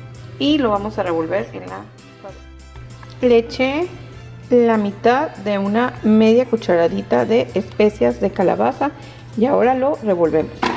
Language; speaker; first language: Spanish; native; Spanish